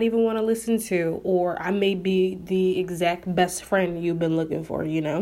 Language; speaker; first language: English; native; English